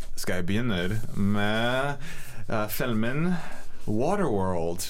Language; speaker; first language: Norwegian; non-native, learner; English